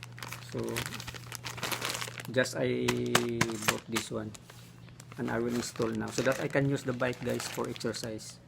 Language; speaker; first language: English; non-native, local second language; Filipino